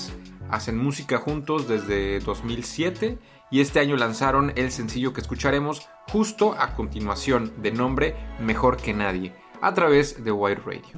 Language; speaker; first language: Spanish; native; Spanish